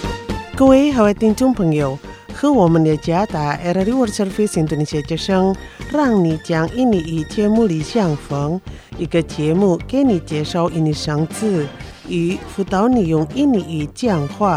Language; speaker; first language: Chinese; non-native, fluent; Indonesian